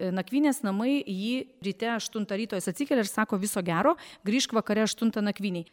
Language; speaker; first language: Lithuanian; native; Lithuanian